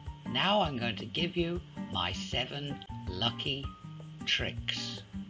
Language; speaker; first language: English; native; English